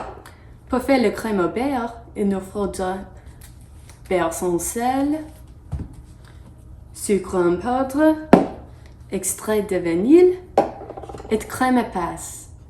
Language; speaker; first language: French; non-native, learner; English